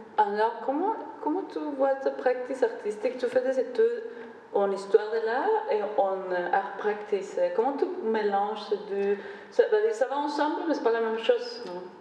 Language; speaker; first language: French; non-native, fluent; Spanish